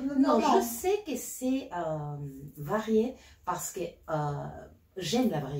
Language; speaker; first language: French; non-native, learner; Spanish